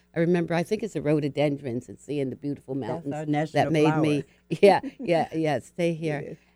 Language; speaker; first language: English; native; English